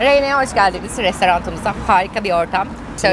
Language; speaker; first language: Turkish; native; Turkish